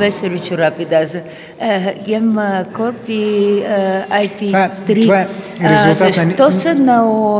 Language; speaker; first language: Bulgarian; native; Bulgarian